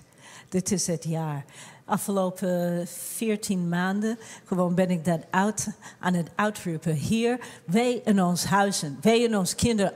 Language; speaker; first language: Dutch; non-native, fluent; English